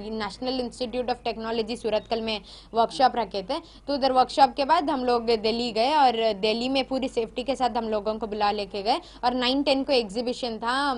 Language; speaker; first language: Hindi; native; Hindi